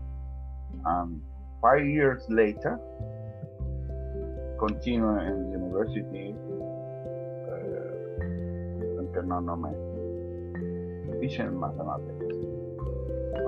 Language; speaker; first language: English; non-native, learner; Spanish